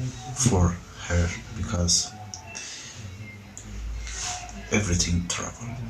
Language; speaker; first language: English; non-native, learner; Persian